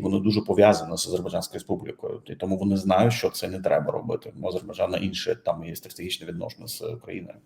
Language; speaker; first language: Ukrainian; non-native, fluent; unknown